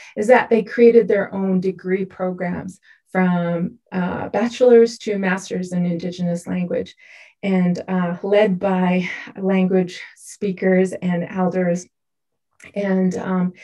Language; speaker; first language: English; native; English